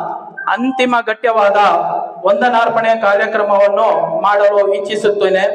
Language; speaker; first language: Kannada; native; Kannada